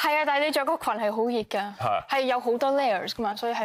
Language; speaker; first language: Cantonese; early bilingual, heritage; Cantonese